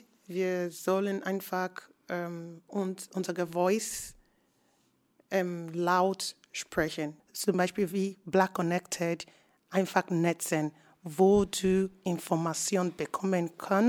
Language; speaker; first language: German; non-native, fluent; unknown